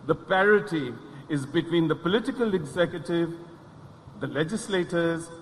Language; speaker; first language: English; non-native, local second language; Bangla